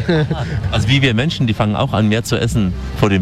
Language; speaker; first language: German; native; German